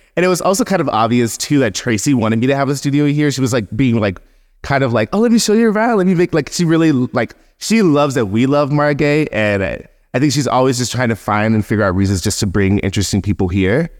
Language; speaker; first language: English; native; English